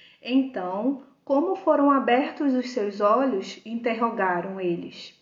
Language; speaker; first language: Portuguese; native; Portuguese